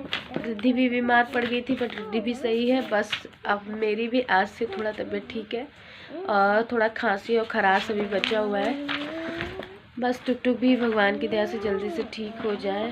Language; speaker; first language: Hindi; native; Hindi